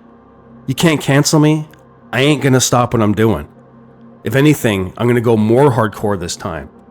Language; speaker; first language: English; native; English